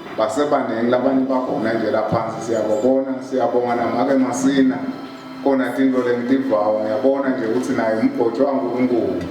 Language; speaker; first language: Zulu; non-native, local second language; Swati